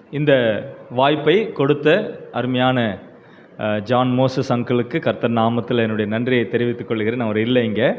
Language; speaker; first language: Tamil; non-native, local second language; Telugu